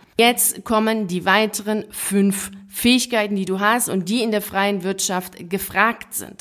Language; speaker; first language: German; native; German